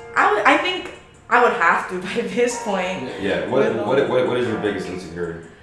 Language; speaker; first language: English; native; English